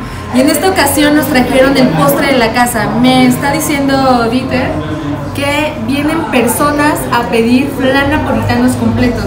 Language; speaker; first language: Spanish; native; Spanish